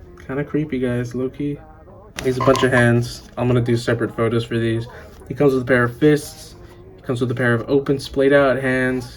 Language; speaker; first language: English; native; English